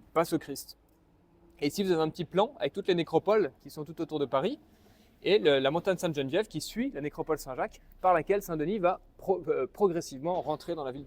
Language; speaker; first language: French; native; French